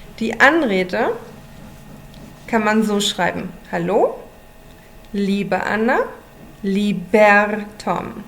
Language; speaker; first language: German; non-native, fluent; English